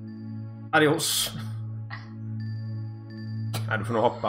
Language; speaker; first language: Swedish; native; Swedish